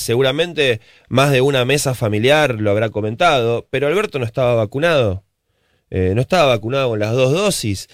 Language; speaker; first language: Spanish; native; Spanish